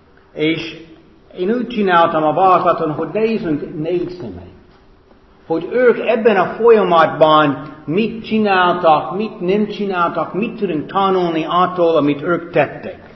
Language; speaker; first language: Hungarian; non-native, fluent; English